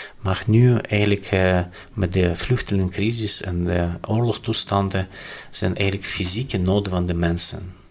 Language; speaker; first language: Dutch; non-native, fluent; Ukrainian